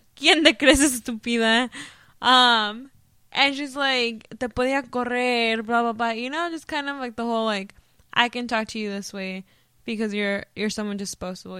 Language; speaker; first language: English; early bilingual, other home language; Spanish